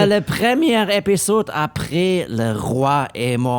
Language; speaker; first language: French; non-native, learner; German